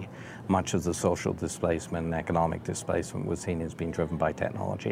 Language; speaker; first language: English; native; English